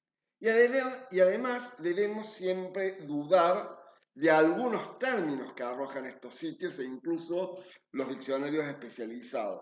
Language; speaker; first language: Spanish; native; Spanish